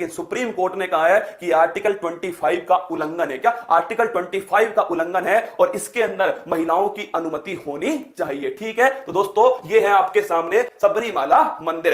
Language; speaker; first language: Hindi; native; Hindi